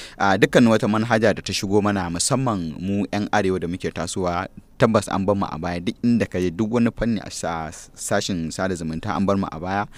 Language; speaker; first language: Hausa; native; Hausa